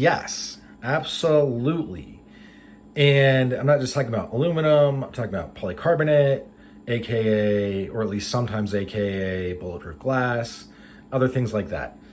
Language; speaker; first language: English; native; English